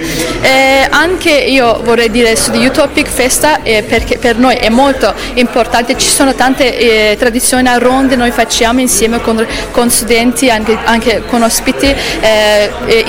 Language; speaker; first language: Italian; non-native, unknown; Azerbaijani